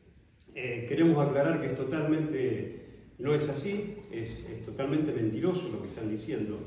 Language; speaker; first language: Spanish; native; Spanish